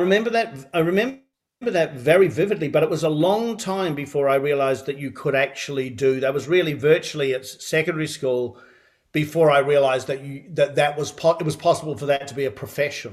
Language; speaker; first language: English; native; English